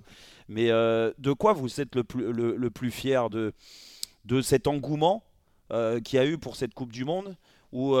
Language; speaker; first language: French; native; French